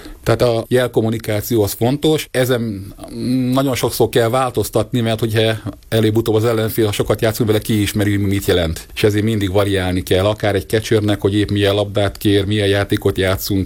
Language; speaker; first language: Hungarian; native; Hungarian